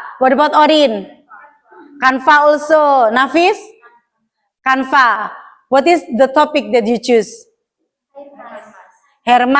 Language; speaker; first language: English; non-native, learner; Indonesian